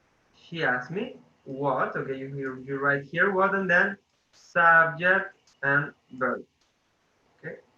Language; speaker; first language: English; non-native, fluent; Spanish